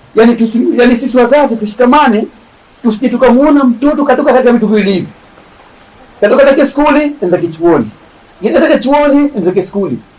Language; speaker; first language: Swahili; native; Swahili